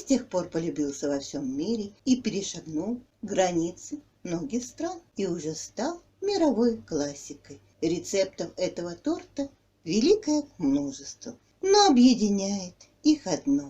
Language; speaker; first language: Russian; native; Russian